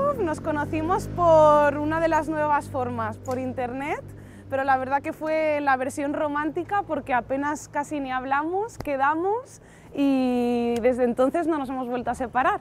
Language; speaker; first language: Spanish; native; Spanish